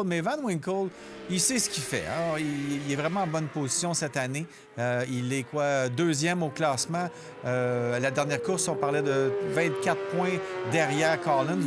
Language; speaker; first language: French; native; French